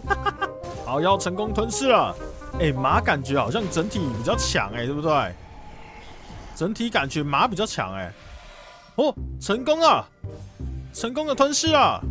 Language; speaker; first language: Chinese; native; Chinese